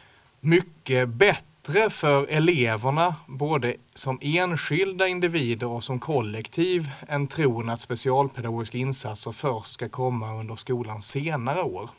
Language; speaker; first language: Swedish; native; Swedish